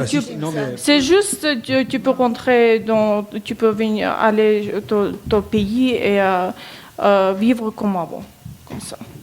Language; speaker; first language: French; non-native, learner; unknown